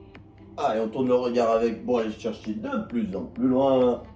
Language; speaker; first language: French; native; French